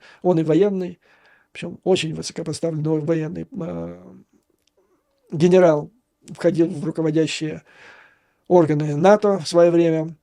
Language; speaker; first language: Russian; native; Russian